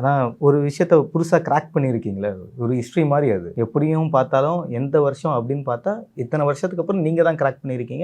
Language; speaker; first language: Tamil; native; Tamil